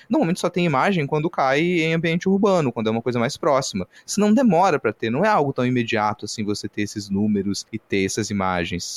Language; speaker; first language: Portuguese; native; Portuguese